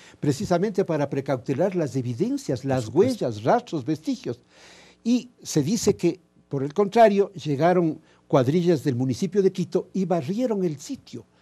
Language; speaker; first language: Spanish; native; Spanish